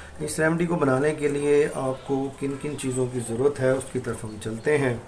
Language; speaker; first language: Urdu; native; Urdu